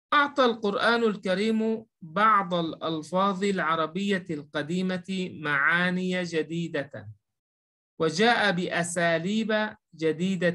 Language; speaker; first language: Arabic; non-native, fluent; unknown